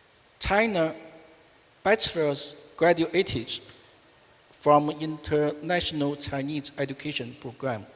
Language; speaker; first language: English; non-native, fluent; Chinese